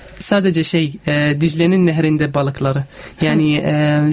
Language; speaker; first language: Turkish; non-native, learner; Arabic